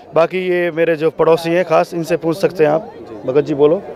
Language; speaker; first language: Hindi; native; Hindi